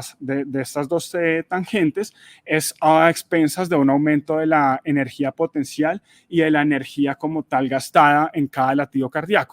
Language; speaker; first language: Spanish; native; Spanish